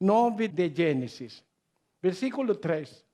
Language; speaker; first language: Portuguese; non-native, learner; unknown